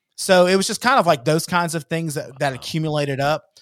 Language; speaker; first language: English; native; English